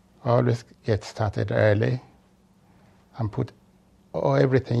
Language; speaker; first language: English; non-native, local second language; Yoruba